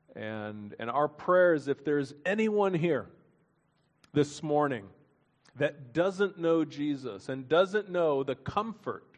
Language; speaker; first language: English; native; English